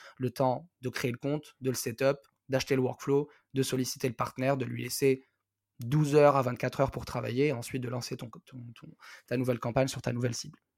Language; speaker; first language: French; non-native, local second language; Arabic